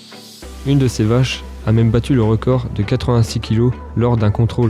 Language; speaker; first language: French; native; French